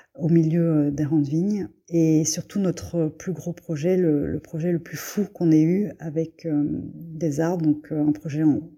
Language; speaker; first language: French; native; French